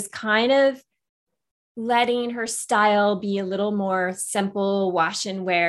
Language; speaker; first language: English; native; English